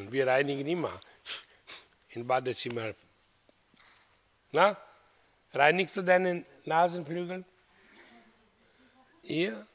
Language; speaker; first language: German; non-native, learner; Hindi